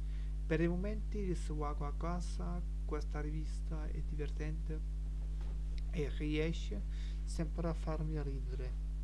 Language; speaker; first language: Italian; non-native, learner; German